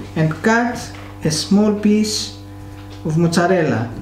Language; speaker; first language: English; non-native, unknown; Greek